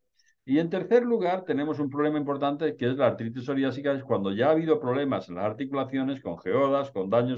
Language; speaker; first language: Spanish; native; Spanish